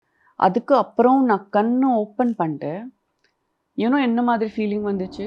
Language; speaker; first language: Tamil; non-native, fluent; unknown